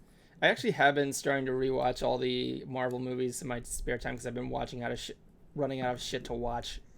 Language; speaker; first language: English; native; English